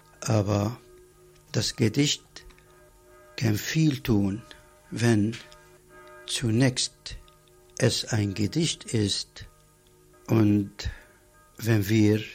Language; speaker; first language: German; non-native, fluent; Arabic